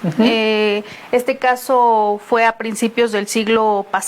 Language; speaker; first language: Spanish; native; Spanish